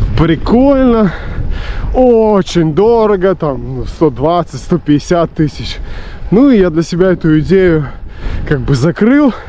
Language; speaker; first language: Russian; native; Russian